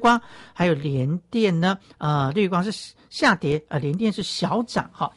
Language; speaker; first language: Chinese; native; Chinese